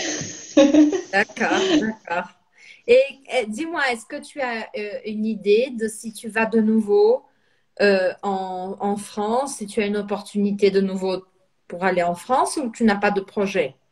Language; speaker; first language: French; non-native, fluent; Portuguese